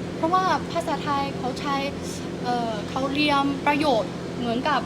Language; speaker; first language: Thai; non-native, fluent; Chinese